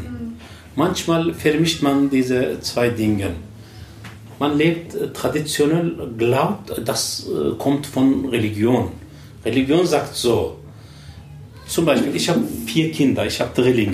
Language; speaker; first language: German; non-native, learner; Turkish